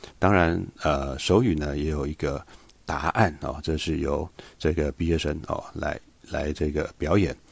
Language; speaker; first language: Chinese; native; Chinese